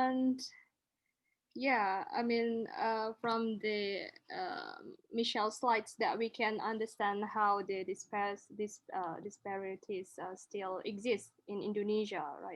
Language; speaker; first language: English; non-native, local second language; Indonesian